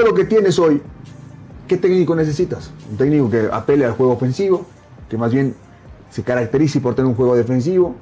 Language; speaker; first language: Spanish; native; Spanish